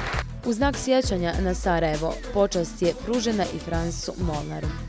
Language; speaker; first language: Bosnian; native; Bosnian